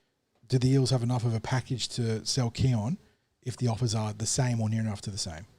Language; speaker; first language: English; native; English